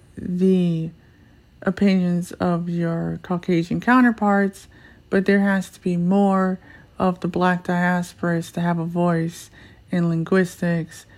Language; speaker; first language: English; native; English